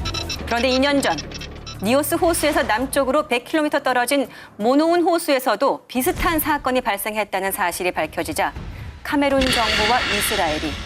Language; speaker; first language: Korean; native; Korean